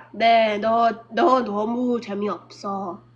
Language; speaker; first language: Korean; non-native, learner; English